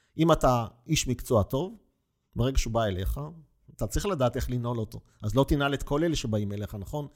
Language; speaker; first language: Hebrew; native; Hebrew